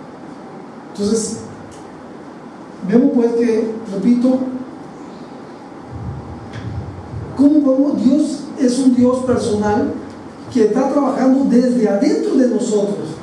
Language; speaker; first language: Spanish; native; Spanish